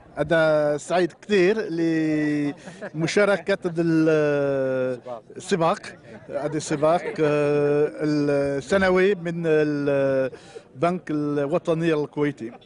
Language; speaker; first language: Arabic; non-native, learner; French